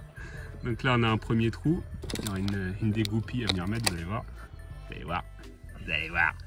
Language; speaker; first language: French; native; French